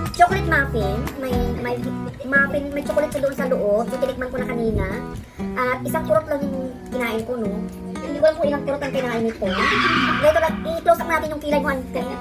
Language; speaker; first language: Filipino; native; Filipino